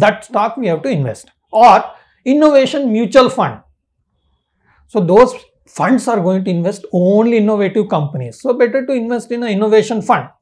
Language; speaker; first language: English; non-native, local second language; Telugu